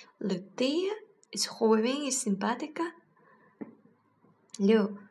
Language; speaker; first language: Spanish; non-native, learner; Chinese